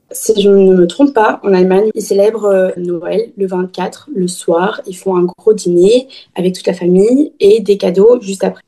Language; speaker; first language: French; early bilingual, heritage; German